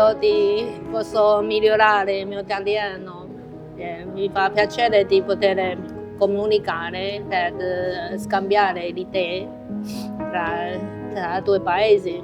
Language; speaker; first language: Italian; non-native, learner; Chinese